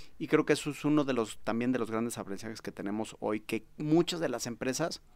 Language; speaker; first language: Spanish; native; Spanish